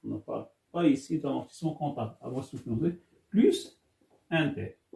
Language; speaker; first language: French; non-native, local second language; Arabic